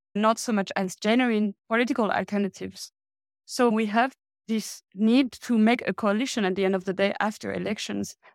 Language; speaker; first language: English; non-native, fluent; French